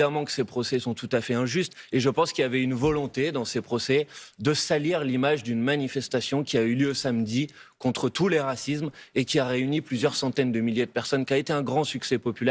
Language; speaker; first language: French; native; French